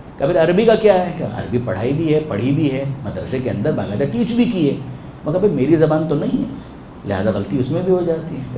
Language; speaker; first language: Urdu; non-native, local second language; Gujarati